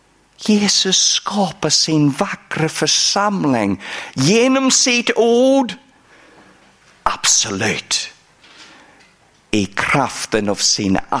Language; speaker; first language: Swedish; non-native, fluent; English